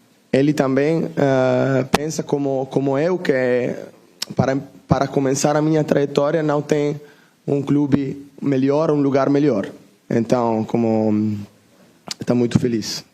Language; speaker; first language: Portuguese; non-native, learner; Italian